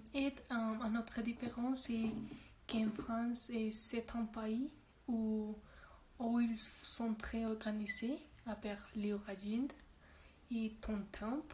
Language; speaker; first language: French; non-native, learner; Spanish